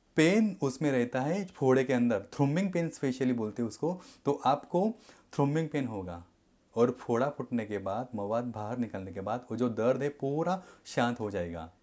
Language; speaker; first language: Hindi; non-native, local second language; Marathi